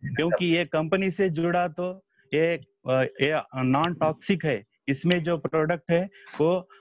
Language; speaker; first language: Hindi; non-native, local second language; Telugu